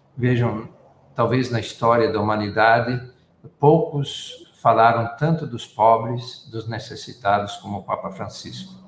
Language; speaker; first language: Portuguese; native; Portuguese